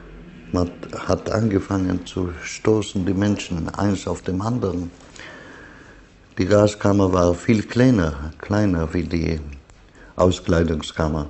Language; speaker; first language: German; non-native, fluent; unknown